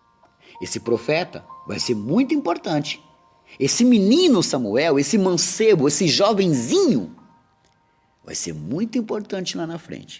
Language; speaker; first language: Portuguese; native; Portuguese